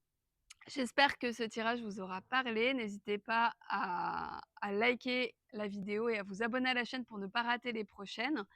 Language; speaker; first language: French; native; French